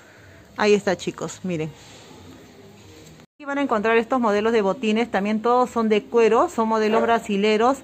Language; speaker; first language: Spanish; native; Spanish